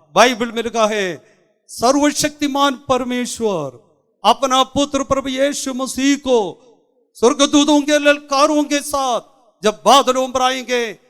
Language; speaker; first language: Hindi; non-native, local second language; Malayalam